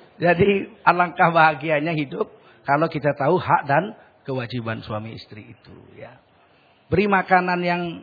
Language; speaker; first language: Indonesian; native; Indonesian